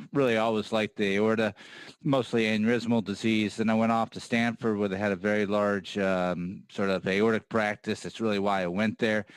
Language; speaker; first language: English; native; English